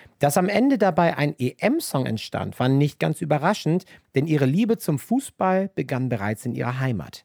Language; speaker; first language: German; native; German